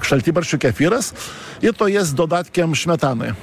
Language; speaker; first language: Polish; non-native, fluent; Lithuanian